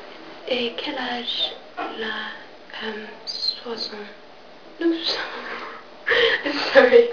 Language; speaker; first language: French; non-native, learner; English